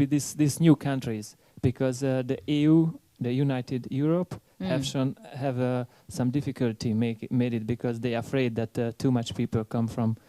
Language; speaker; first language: English; non-native, learner; Hungarian